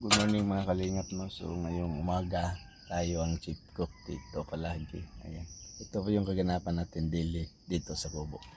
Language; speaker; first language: Filipino; non-native, local second language; Cebuano